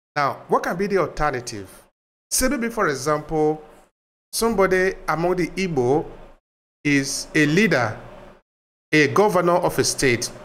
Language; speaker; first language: English; non-native, local second language; Bini